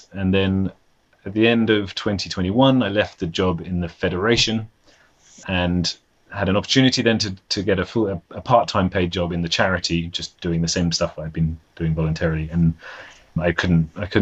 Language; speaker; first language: English; native; English